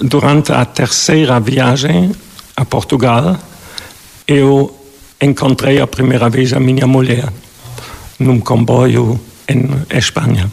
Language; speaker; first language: Portuguese; non-native, fluent; German